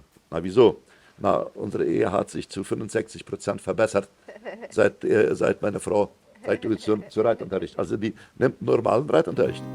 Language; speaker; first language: German; non-native, local second language; Plautdietsch